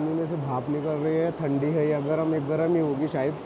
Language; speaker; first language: Hindi; non-native, local second language; Marathi